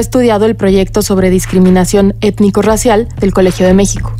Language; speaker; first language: Spanish; native; Spanish